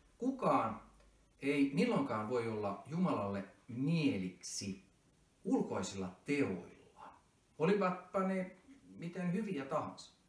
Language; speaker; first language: Finnish; native; Finnish